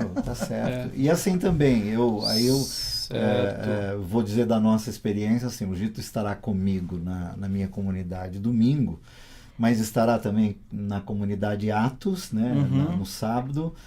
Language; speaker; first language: Portuguese; native; Portuguese